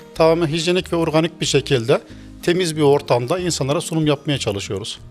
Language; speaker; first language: Turkish; native; Turkish